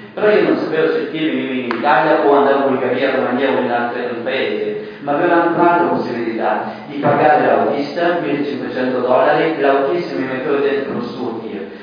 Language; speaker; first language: Italian; non-native, fluent; Persian